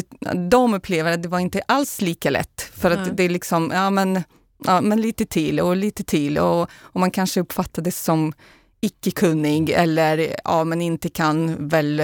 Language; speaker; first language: Swedish; non-native, fluent; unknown